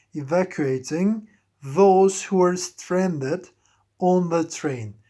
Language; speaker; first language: English; non-native, fluent; Turkish